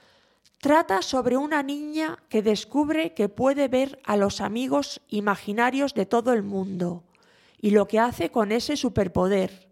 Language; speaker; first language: Spanish; native; Spanish